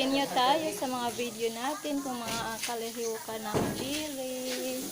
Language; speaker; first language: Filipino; non-native, local second language; Cebuano